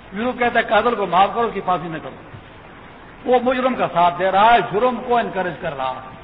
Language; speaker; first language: Urdu; non-native, local second language; Pashto